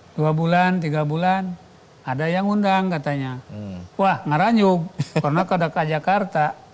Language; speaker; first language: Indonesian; non-native, local second language; Sundanese